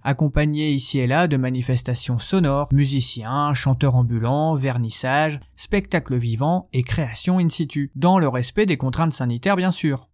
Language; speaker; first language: French; native; French